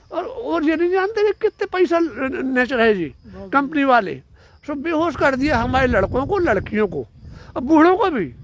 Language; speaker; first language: Hindi; native; Hindi